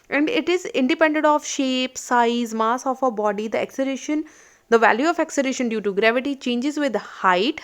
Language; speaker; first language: English; non-native, local second language; Punjabi